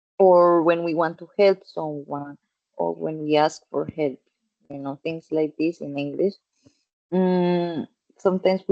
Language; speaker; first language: English; non-native, fluent; Spanish